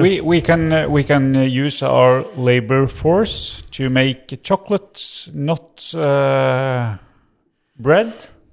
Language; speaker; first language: English; non-native, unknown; Norwegian